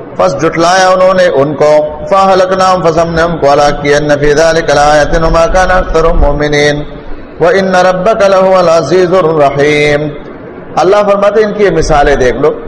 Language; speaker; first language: Urdu; non-native, local second language; Pashto